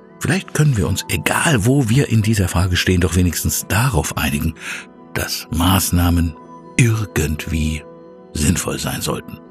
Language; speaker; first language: German; native; German